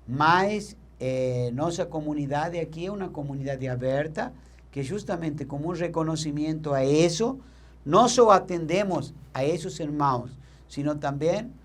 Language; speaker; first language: Portuguese; non-native, learner; Spanish